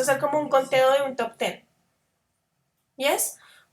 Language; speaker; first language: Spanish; native; Spanish